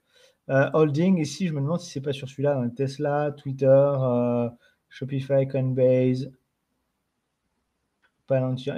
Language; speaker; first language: French; native; French